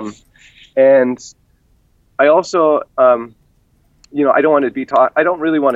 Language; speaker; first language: English; native; English